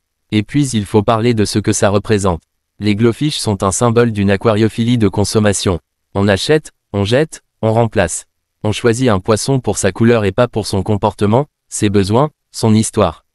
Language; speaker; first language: French; native; French